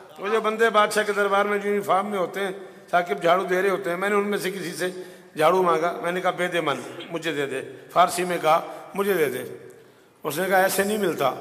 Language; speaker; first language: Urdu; non-native, local second language; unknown